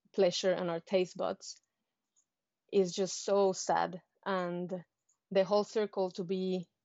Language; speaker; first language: English; non-native, fluent; Spanish